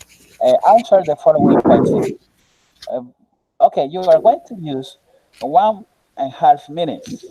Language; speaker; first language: English; non-native, learner; Spanish